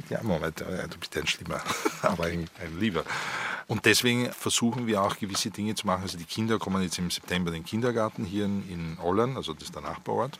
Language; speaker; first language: German; native; German